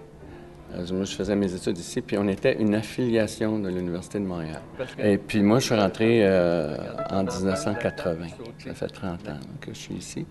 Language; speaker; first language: French; native; French